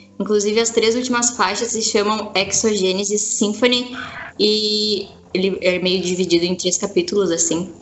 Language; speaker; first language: Portuguese; native; Portuguese